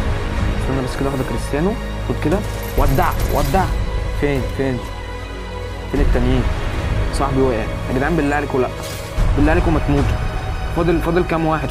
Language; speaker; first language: Arabic; native; Arabic